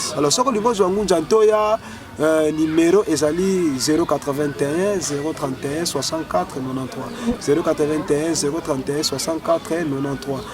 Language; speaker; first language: Lingala; non-native, local second language; Kongo